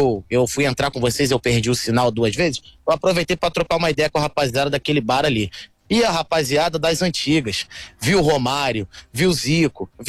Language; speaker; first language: Portuguese; native; Portuguese